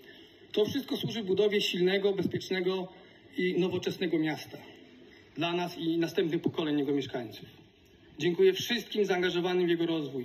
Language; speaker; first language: Polish; native; Polish